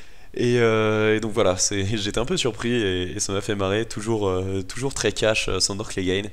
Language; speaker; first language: French; native; French